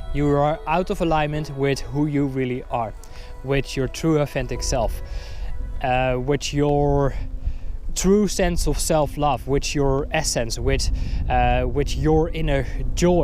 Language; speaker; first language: English; non-native, fluent; Dutch